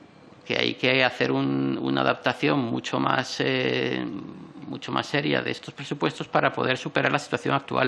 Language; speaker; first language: Spanish; native; Spanish